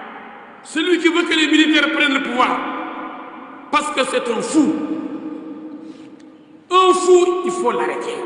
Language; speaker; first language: French; non-native, local second language; Wolof